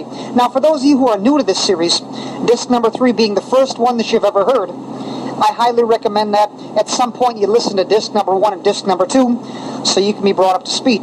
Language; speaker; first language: English; native; English